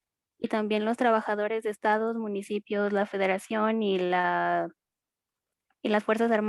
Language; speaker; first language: Spanish; native; Spanish